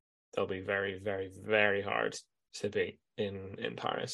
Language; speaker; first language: English; native; English